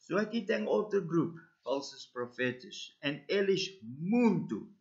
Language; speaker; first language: Portuguese; non-native, learner; English